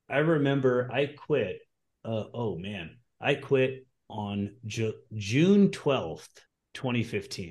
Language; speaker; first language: English; native; English